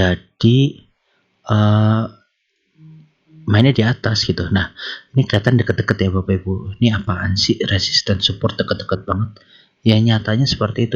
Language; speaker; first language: Indonesian; native; Indonesian